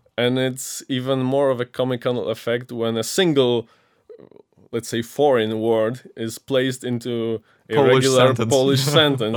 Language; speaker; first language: English; non-native, fluent; Polish